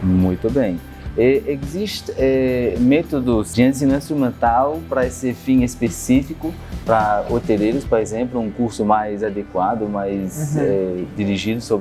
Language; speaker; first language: Portuguese; non-native, fluent; French